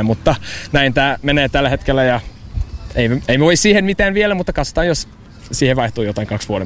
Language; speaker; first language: Finnish; non-native, learner; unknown